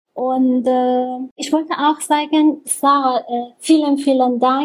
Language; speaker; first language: German; non-native, learner; Persian